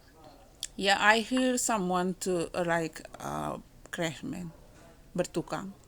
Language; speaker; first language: English; non-native, learner; Indonesian